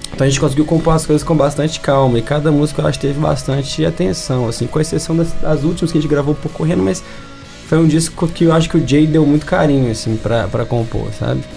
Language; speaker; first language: Portuguese; native; Portuguese